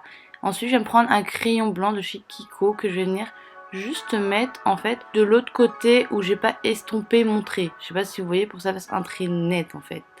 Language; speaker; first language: French; native; French